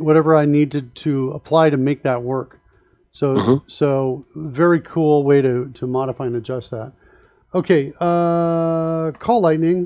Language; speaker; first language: English; native; English